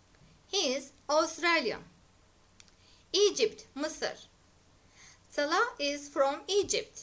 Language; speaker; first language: English; non-native, fluent; Turkish